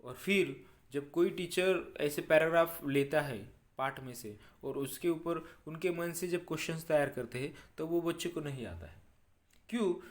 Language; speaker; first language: Hindi; non-native, local second language; Marathi